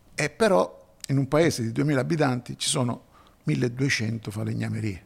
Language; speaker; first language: Italian; native; Italian